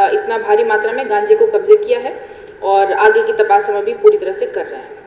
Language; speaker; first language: Hindi; non-native, local second language; Gujarati